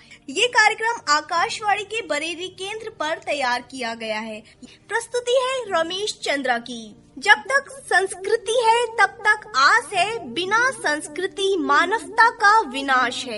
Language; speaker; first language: Hindi; native; Hindi